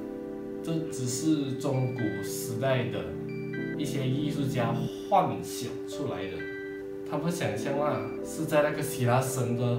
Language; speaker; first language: Chinese; native; Chinese